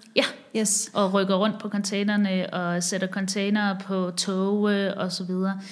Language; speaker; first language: Danish; native; Danish